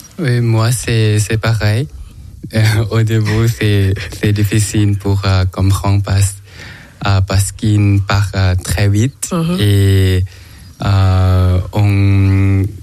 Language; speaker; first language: French; non-native, learner; Thai